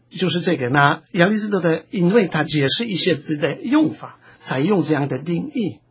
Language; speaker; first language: Chinese; non-native, fluent; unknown